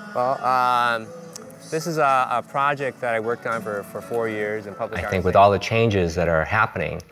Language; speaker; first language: English; native; English